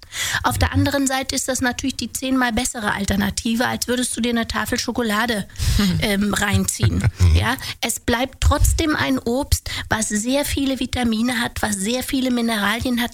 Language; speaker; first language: German; native; German